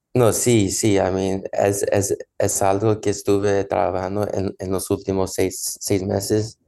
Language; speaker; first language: Spanish; early bilingual, heritage; Spanish